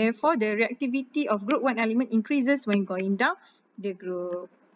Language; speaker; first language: English; non-native, local second language; Malay